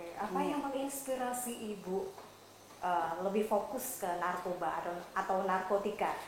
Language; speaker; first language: Indonesian; native; Indonesian